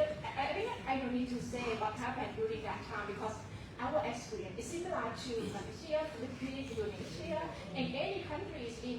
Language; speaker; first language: English; non-native, fluent; Thai